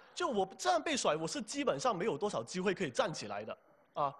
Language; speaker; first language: Chinese; native; Chinese